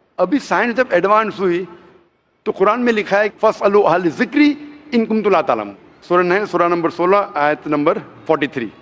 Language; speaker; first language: Hindi; non-native, local second language; Konkani